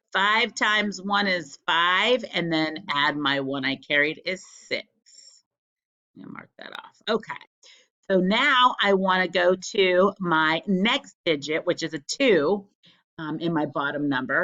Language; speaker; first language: English; native; English